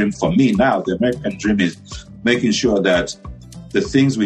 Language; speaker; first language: English; non-native, local second language; Bemba